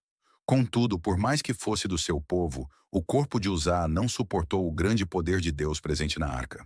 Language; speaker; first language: Portuguese; native; Portuguese